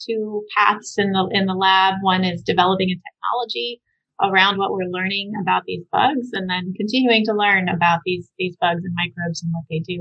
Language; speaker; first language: English; native; English